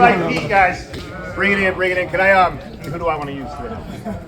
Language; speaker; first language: English; native; English